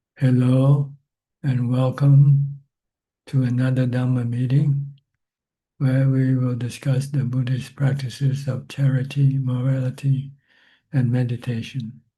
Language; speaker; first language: English; non-native, fluent; Thai